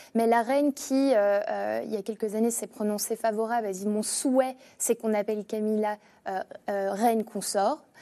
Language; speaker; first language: French; non-native, fluent; English